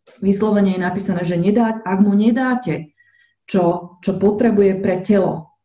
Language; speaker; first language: Slovak; native; Slovak